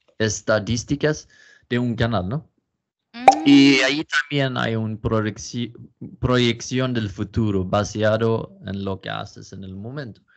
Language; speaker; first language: Spanish; non-native, learner; Swedish